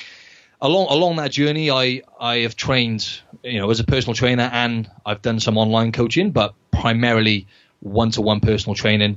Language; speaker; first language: English; native; English